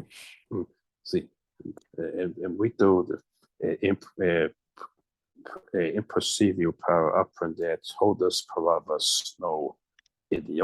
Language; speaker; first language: Portuguese; non-native, learner; English